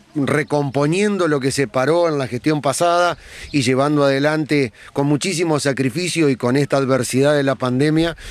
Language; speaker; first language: Spanish; native; Spanish